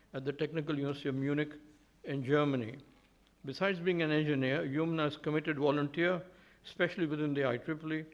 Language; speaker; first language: English; native; English